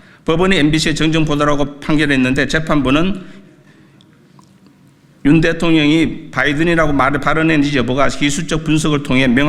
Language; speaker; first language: Korean; native; Korean